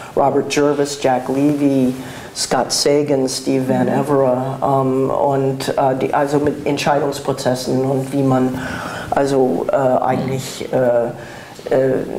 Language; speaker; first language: German; non-native, fluent; English